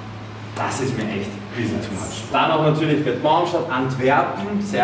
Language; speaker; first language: German; native; German